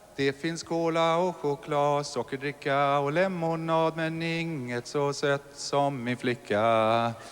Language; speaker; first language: Swedish; native; Swedish